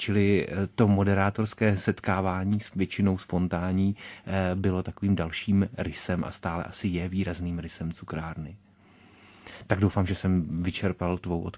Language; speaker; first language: Czech; native; Czech